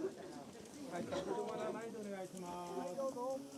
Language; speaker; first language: Japanese; native; Japanese